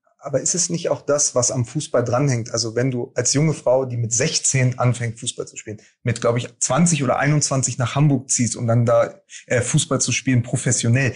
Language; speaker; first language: German; native; German